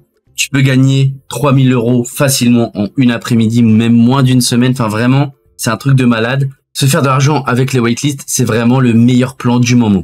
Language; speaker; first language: French; native; French